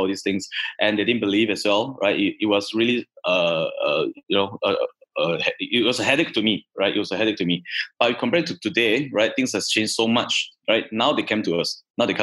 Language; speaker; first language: English; non-native, local second language; Chinese